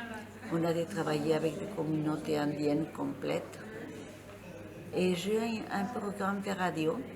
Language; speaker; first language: French; non-native, fluent; Spanish